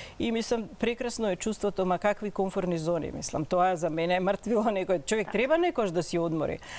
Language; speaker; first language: Macedonian; native; Macedonian